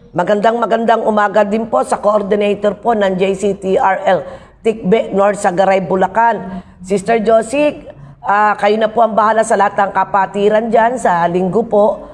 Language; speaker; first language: Filipino; native; Filipino